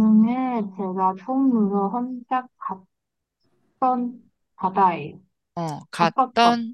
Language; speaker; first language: Korean; non-native, learner; Chinese